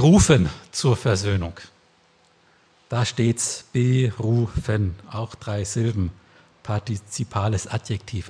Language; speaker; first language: German; native; German